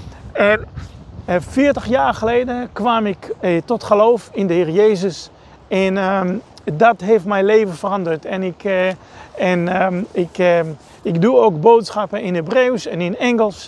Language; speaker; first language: Dutch; non-native, fluent; Hebrew